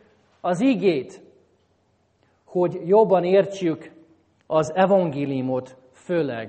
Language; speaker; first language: Hungarian; non-native, fluent; English